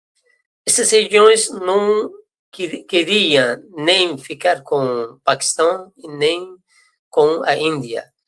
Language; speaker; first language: Portuguese; non-native, fluent; Persian